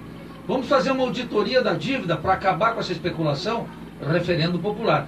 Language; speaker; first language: Portuguese; native; Portuguese